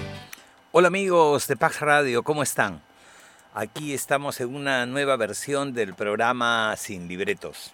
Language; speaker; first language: Spanish; native; Spanish